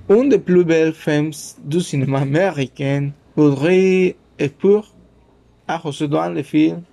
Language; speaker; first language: French; non-native, learner; Spanish